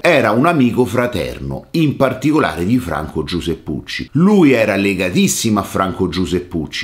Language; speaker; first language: Italian; native; Italian